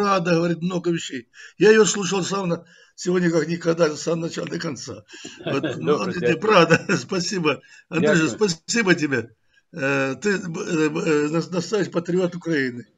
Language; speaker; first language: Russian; non-native, local second language; Ukrainian